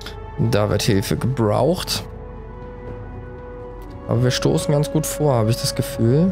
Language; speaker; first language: German; native; German